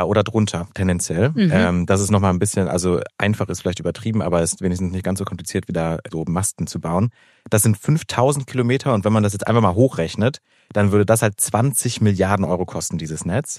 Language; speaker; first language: German; native; German